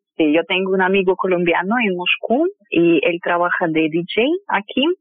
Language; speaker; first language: Spanish; non-native, fluent; Russian